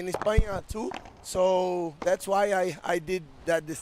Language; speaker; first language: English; non-native, fluent; Portuguese